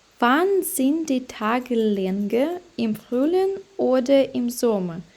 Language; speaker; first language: German; non-native, fluent; Ukrainian